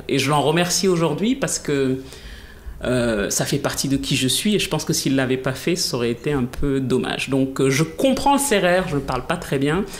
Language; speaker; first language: French; native; French